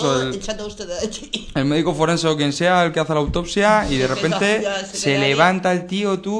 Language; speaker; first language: Spanish; native; Spanish